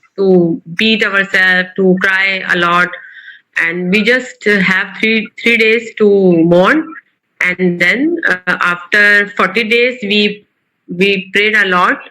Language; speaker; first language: English; non-native, local second language; Urdu